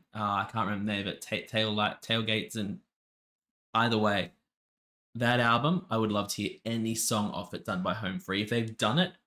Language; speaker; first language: English; native; English